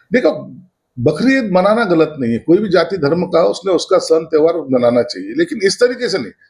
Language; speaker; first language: Hindi; non-native, local second language; Marathi